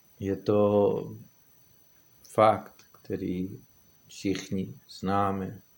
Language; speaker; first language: Czech; non-native, fluent; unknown